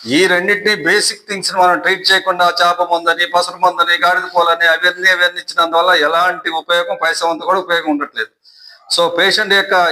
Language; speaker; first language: Telugu; native; Telugu